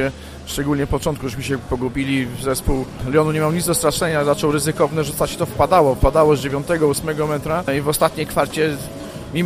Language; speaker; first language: Polish; native; Polish